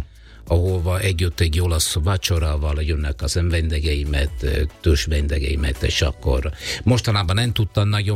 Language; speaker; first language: Hungarian; non-native, learner; Italian